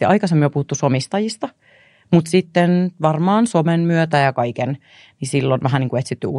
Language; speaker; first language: Finnish; native; Finnish